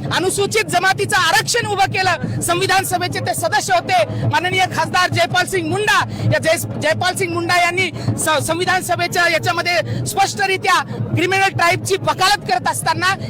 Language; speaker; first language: Marathi; non-native, local second language; Lambadi